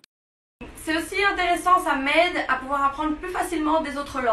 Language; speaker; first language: French; early bilingual, heritage; French